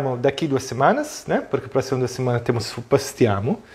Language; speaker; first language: Portuguese; non-native, fluent; Italian